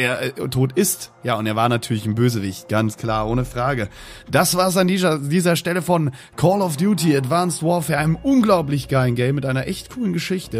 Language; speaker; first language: German; native; German